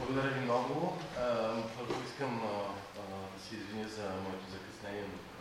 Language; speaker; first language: Bulgarian; non-native, fluent; French